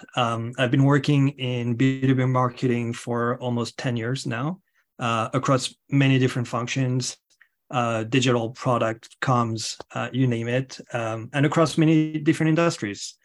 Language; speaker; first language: English; non-native, fluent; French